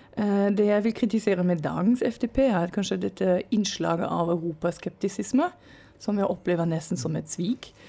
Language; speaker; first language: Norwegian; non-native, fluent; German